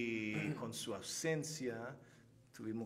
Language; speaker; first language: Spanish; non-native, fluent; Turkish